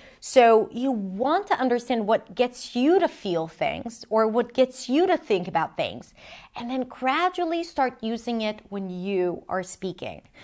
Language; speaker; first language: English; non-native, fluent; Hebrew